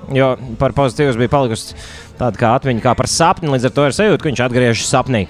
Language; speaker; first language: Latvian; native; Latvian